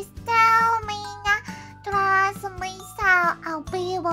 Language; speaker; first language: Portuguese; non-native, learner; Japanese